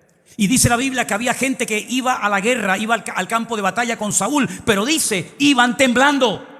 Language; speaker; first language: Spanish; native; Spanish